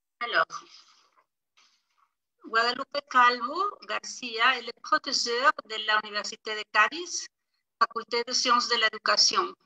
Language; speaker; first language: French; non-native, fluent; Spanish